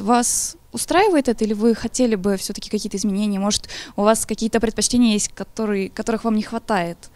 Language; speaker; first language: Russian; native; Russian